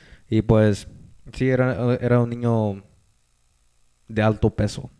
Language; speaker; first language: Spanish; early bilingual, heritage; Spanish